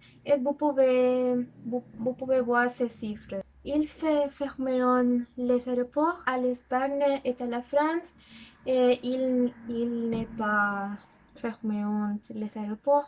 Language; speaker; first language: French; non-native, learner; Spanish